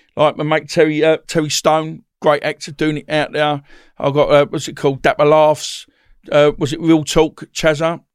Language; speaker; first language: English; native; English